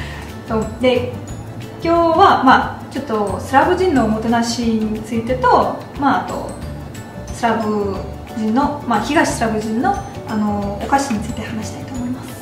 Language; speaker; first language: Japanese; non-native, fluent; Russian